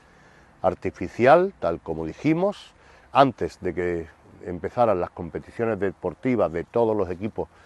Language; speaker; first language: Spanish; native; Spanish